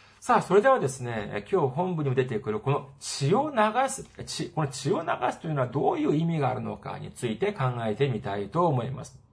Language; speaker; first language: Japanese; non-native, fluent; Korean